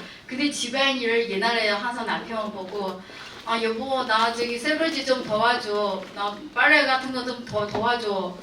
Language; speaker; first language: Korean; non-native, learner; Chinese